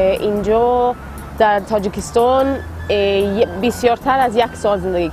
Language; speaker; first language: Persian; non-native, learner; Swedish